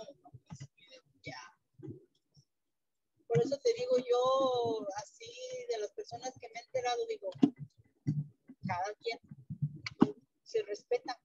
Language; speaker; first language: Spanish; native; Spanish